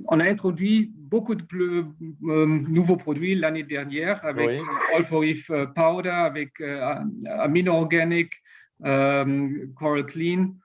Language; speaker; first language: French; non-native, learner; German